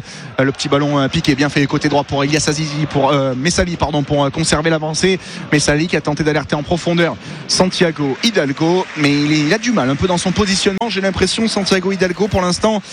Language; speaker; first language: French; native; French